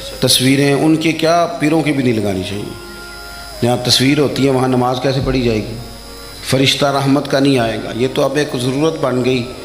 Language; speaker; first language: Urdu; non-native, local second language; Punjabi